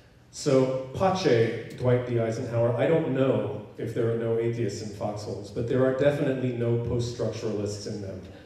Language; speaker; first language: English; native; English